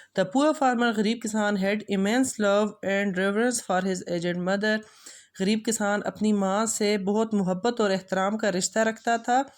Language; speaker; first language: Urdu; non-native, local second language; Pashto